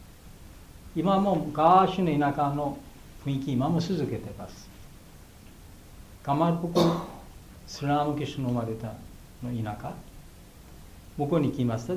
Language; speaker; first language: Japanese; non-native, fluent; Bangla